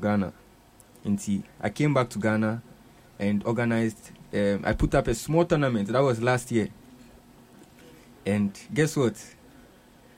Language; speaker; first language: English; non-native, local second language; Akan